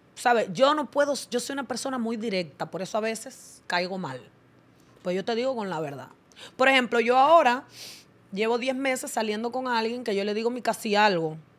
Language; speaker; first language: Spanish; native; Spanish